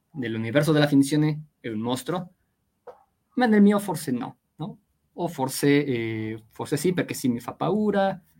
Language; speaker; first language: Italian; non-native, fluent; Spanish